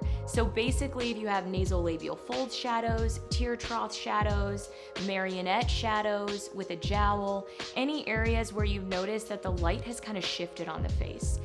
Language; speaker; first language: English; native; English